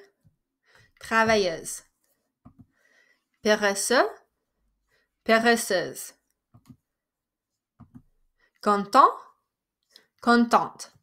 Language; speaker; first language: French; non-native, fluent; English